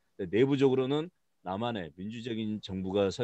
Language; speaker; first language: Korean; native; Korean